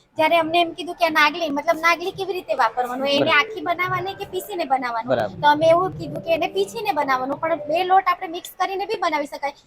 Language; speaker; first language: Gujarati; native; Gujarati